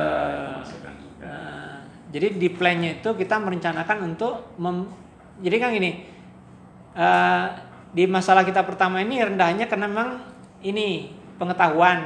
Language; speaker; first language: Indonesian; native; Indonesian